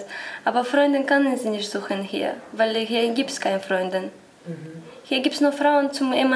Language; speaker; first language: German; non-native, learner; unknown